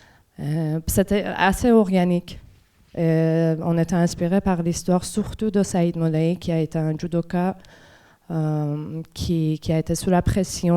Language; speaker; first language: French; non-native, fluent; Persian